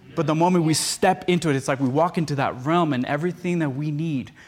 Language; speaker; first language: English; early bilingual, other home language; Spanish